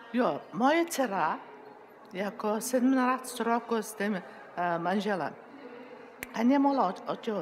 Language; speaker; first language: Czech; non-native, learner; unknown